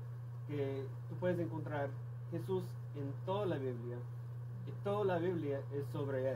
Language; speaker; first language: Spanish; non-native, fluent; English